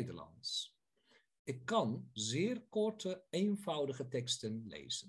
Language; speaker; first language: Dutch; non-native, fluent; Turkish